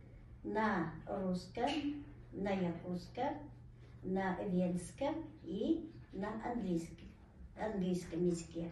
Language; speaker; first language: Russian; non-native, local second language; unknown